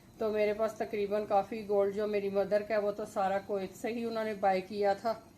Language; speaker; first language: Urdu; native; Urdu